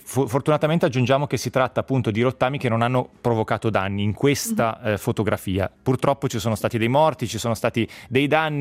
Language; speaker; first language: Italian; native; Italian